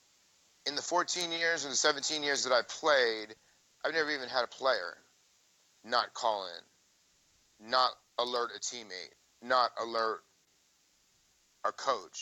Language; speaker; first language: English; native; English